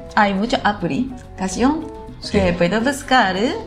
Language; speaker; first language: Spanish; non-native, learner; Japanese